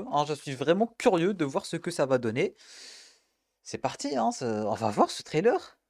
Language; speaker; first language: French; native; French